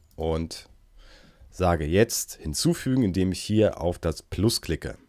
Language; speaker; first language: German; native; German